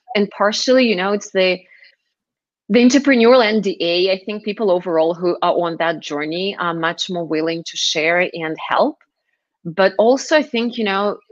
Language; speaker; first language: English; non-native, fluent; Russian